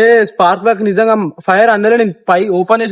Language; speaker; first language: Telugu; native; Telugu